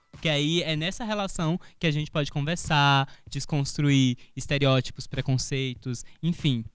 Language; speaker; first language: Portuguese; native; Portuguese